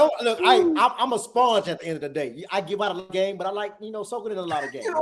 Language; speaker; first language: English; native; English